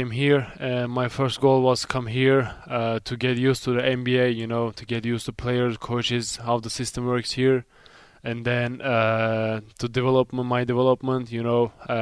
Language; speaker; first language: English; non-native, fluent; Turkish